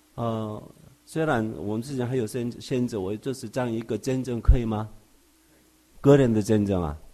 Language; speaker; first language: Chinese; non-native, fluent; Korean